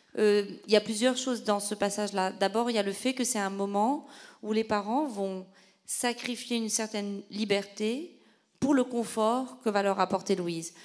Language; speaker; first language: French; native; French